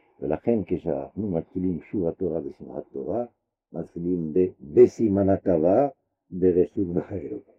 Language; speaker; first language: Hebrew; non-native, fluent; French